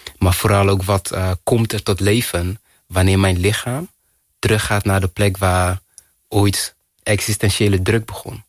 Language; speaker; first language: Dutch; early bilingual, other home language; Kinyarwanda